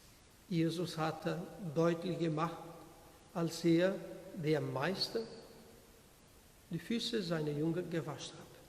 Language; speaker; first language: German; non-native, learner; Portuguese